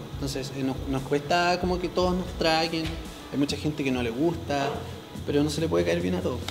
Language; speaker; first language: Spanish; native; Spanish